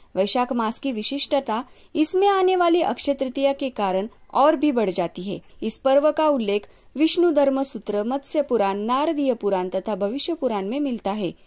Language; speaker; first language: Hindi; non-native, local second language; Marathi